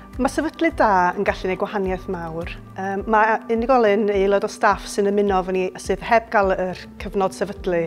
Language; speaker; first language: Welsh; native; Welsh